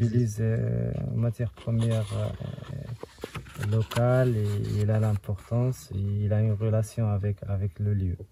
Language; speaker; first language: French; non-native, local second language; Arabic